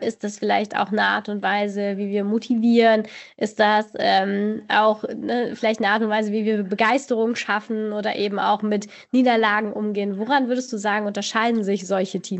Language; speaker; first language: German; native; German